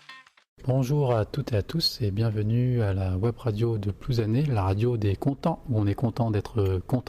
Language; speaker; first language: French; native; French